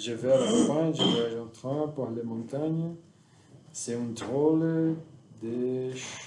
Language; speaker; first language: French; non-native, learner; Portuguese